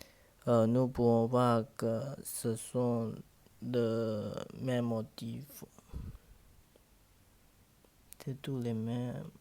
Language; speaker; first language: French; non-native, learner; Chinese